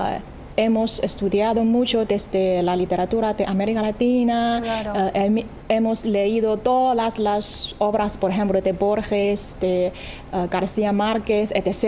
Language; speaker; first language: Spanish; non-native, fluent; Chinese